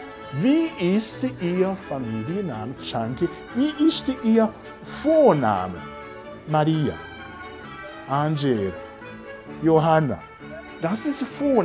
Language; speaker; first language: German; non-native, fluent; Rundi